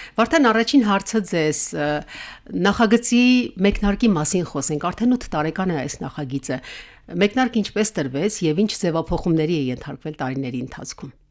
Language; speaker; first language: Armenian; native; Armenian